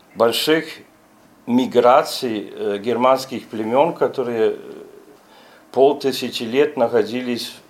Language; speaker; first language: Russian; non-native, fluent; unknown